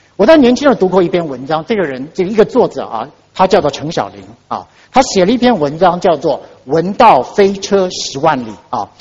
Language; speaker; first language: Chinese; native; Chinese